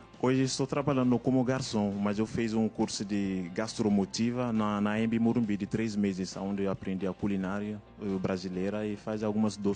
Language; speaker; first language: Portuguese; non-native, fluent; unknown